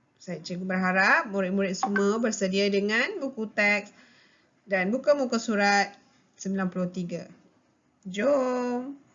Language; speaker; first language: Malay; non-native, local second language; Tamil